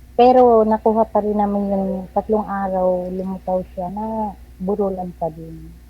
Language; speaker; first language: Filipino; non-native, local second language; Bikol